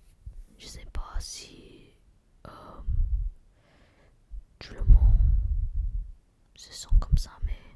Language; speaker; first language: French; non-native, learner; English